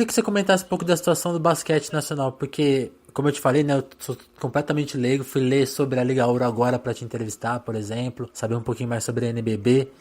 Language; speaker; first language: Portuguese; native; Portuguese